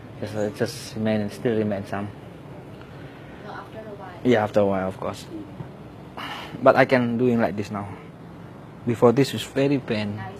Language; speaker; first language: English; non-native, learner; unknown